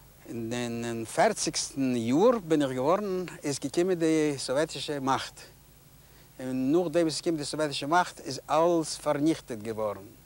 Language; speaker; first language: German; non-native, learner; Yiddish